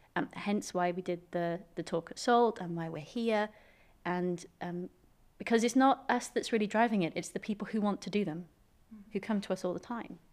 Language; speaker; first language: English; native; English